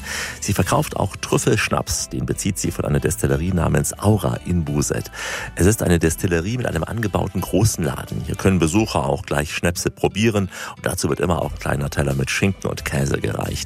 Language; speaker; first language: German; native; German